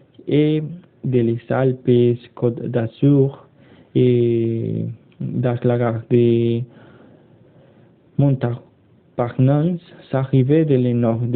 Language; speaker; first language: French; non-native, learner; Spanish